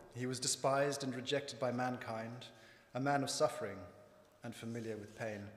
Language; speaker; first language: English; native; English